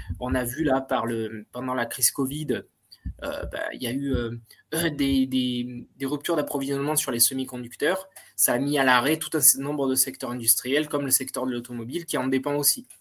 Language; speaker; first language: French; native; French